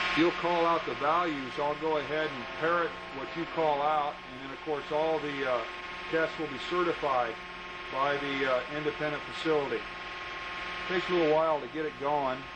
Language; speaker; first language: English; native; English